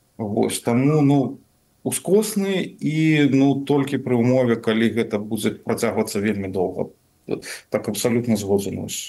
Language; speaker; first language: Belarusian; non-native, local second language; Russian